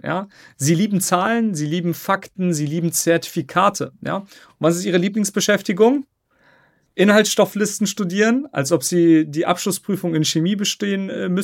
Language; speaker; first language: German; native; German